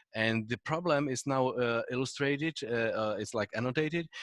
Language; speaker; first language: English; non-native, fluent; Czech